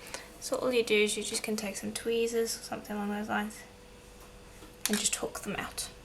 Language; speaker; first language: English; native; English